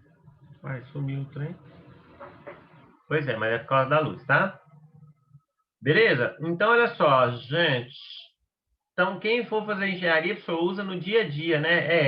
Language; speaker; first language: Portuguese; native; Portuguese